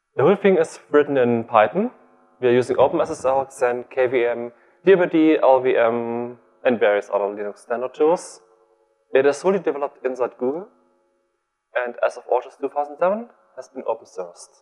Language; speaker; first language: English; non-native, fluent; German